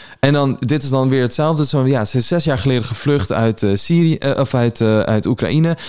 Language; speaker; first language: Dutch; early bilingual, other home language; Persian